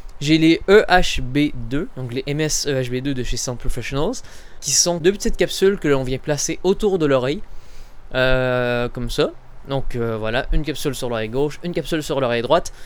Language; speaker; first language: French; native; French